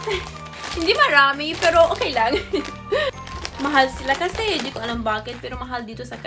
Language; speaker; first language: Filipino; non-native, learner; English